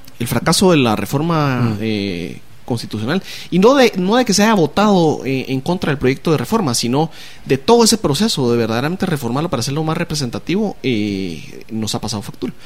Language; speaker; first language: Spanish; native; Spanish